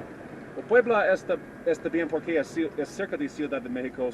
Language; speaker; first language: Spanish; non-native, learner; English